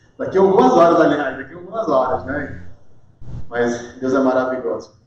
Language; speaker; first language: Portuguese; early bilingual, heritage; Portuguese